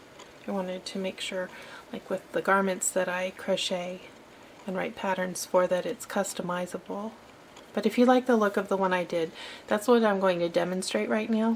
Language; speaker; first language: English; native; English